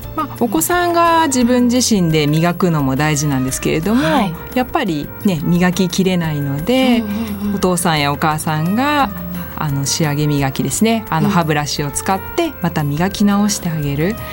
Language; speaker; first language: Japanese; native; Japanese